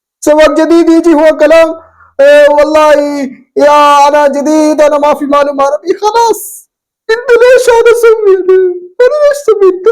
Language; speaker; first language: Arabic; non-native, learner; Malayalam